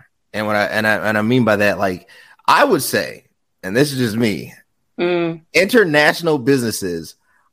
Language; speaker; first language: English; native; English